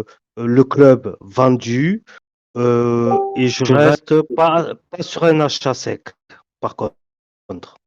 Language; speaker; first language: French; native; French